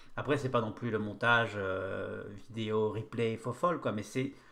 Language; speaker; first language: French; native; French